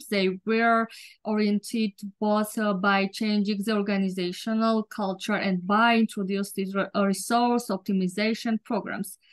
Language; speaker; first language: English; non-native, learner; Georgian